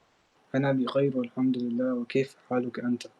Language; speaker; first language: Arabic; non-native, learner; English